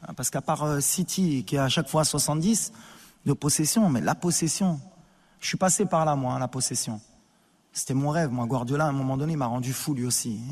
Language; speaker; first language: French; early bilingual, other home language; Arabic